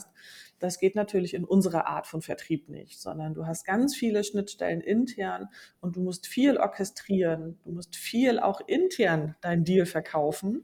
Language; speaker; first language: German; native; German